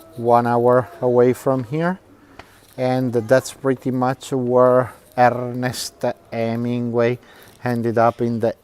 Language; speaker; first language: English; non-native, fluent; Italian